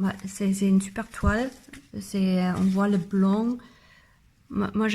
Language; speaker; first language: French; non-native, learner; German